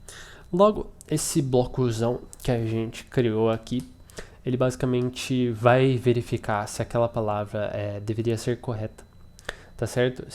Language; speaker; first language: Portuguese; native; Portuguese